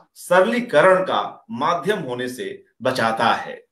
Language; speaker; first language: Hindi; native; Hindi